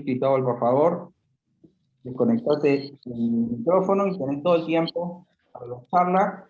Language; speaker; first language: Spanish; native; Spanish